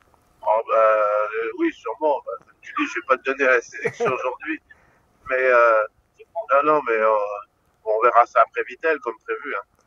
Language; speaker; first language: French; native; French